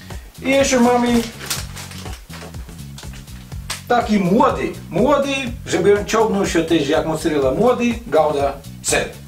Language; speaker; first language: Polish; non-native, learner; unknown